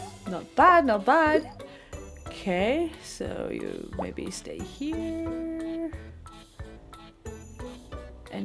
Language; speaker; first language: English; non-native, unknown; Japanese